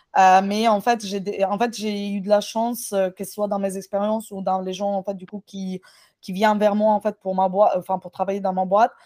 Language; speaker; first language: French; non-native, fluent; Ukrainian